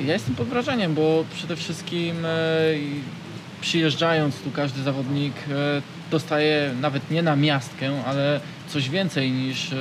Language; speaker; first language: Polish; native; Polish